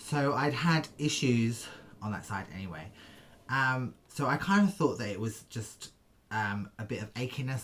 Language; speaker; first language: English; native; English